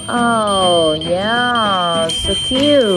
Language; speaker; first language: English; non-native, learner; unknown